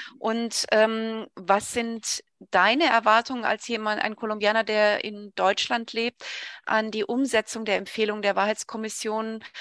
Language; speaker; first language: German; native; German